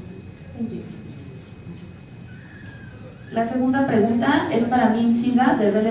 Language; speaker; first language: Spanish; native; Spanish